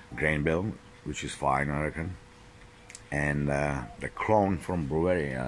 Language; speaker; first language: English; non-native, fluent; Czech